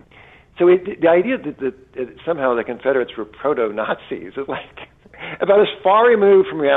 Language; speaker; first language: English; native; English